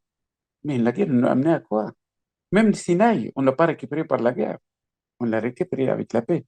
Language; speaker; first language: French; non-native, fluent; Arabic